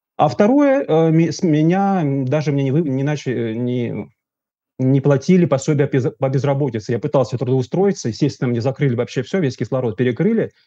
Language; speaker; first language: Russian; native; Russian